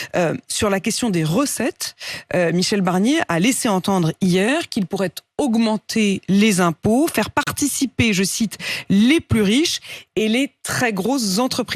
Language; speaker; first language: French; native; French